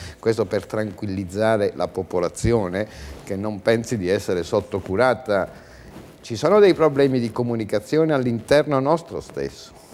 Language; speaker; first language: Italian; native; Italian